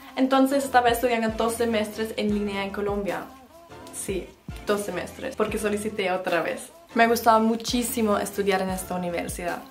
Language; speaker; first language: Spanish; non-native, fluent; German